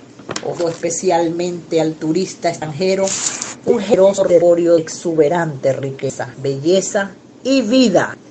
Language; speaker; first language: Spanish; native; Spanish